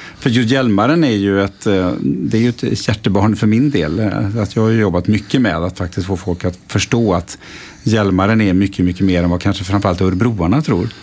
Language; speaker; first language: Swedish; native; Swedish